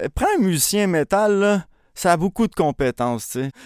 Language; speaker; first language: French; early bilingual, other home language; Spanish